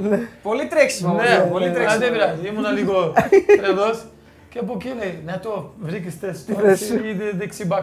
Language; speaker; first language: Greek; non-native, fluent; Portuguese